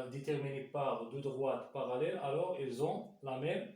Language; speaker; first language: French; non-native, local second language; Arabic